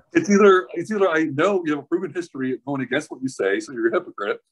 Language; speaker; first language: English; native; English